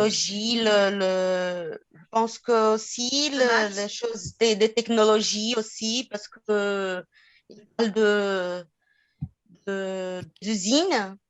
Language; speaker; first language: French; non-native, fluent; Portuguese